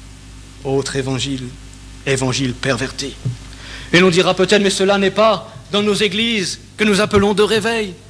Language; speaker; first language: French; native; French